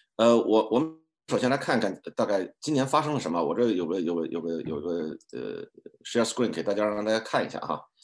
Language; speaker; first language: Chinese; native; Chinese